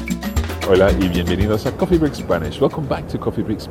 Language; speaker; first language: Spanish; non-native, fluent; English